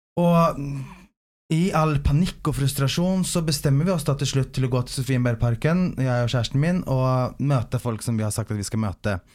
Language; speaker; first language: Norwegian; early bilingual, other home language; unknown